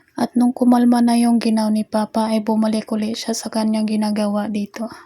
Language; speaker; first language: Filipino; non-native, local second language; Cebuano